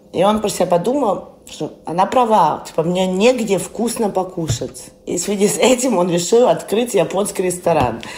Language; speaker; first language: Russian; early bilingual, heritage; Russian